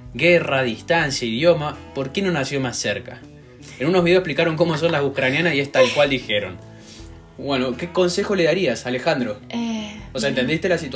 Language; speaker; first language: Spanish; native; Spanish